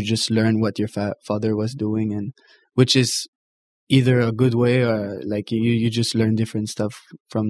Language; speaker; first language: English; native; English